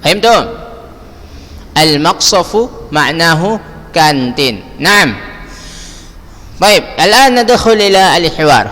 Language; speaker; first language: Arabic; non-native, fluent; Indonesian